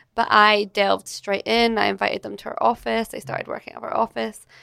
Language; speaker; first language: English; native; English